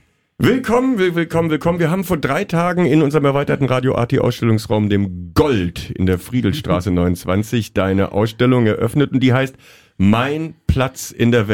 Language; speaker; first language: German; native; German